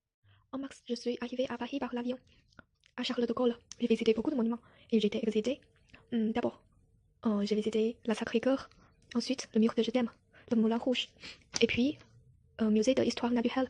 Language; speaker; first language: French; non-native, learner; Chinese